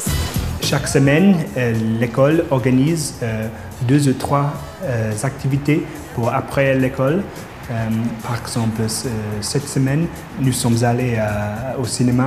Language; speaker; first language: French; non-native, fluent; English